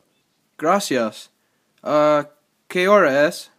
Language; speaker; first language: Spanish; non-native, learner; English